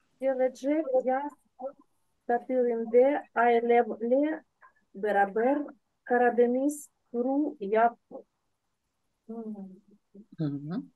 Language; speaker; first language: Turkish; non-native, learner; Ukrainian